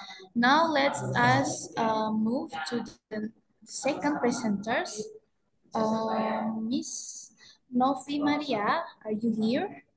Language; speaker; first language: English; non-native, fluent; Indonesian